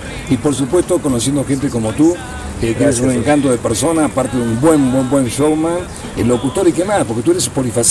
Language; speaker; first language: Spanish; native; Spanish